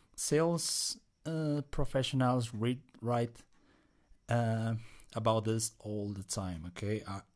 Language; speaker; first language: English; non-native, fluent; Spanish